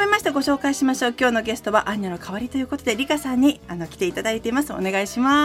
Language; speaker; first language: Japanese; native; Japanese